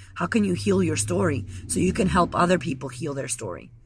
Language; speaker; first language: English; native; English